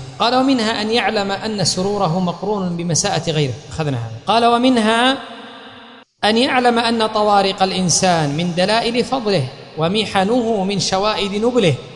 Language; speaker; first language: Arabic; native; Arabic